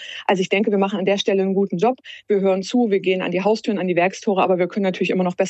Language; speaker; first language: German; native; German